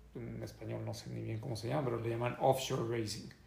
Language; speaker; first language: Spanish; native; Spanish